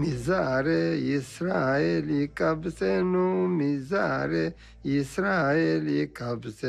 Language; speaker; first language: Hebrew; non-native, fluent; Amharic